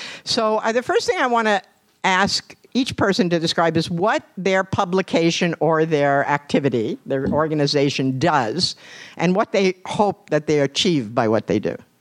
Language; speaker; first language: English; native; English